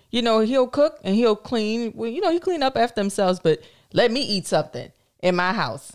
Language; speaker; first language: English; native; English